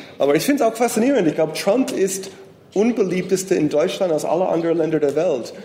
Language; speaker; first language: German; non-native, fluent; English